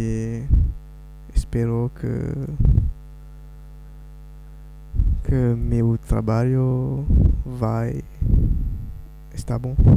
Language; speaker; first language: Portuguese; non-native, learner; French